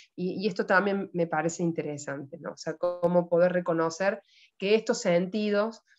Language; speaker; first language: Spanish; native; Spanish